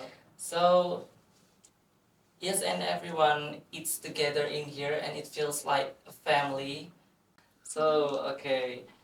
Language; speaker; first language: English; non-native, fluent; Indonesian